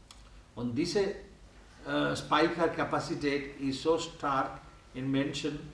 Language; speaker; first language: German; non-native, learner; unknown